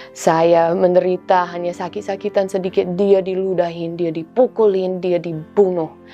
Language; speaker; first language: Indonesian; non-native, fluent; English